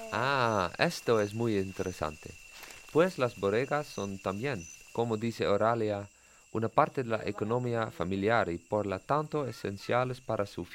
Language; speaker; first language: Spanish; non-native, learner; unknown